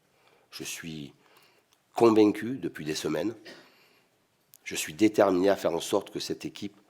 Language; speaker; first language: French; native; French